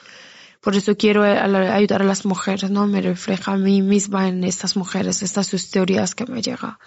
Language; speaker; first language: Spanish; non-native, fluent; Persian